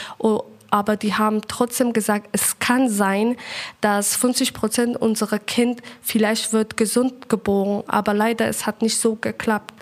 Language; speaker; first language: German; non-native, learner; Persian